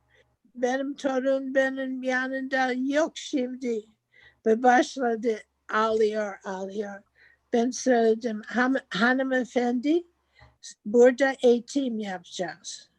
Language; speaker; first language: Turkish; non-native, learner; English